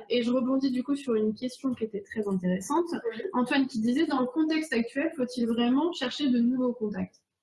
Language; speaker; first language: French; native; French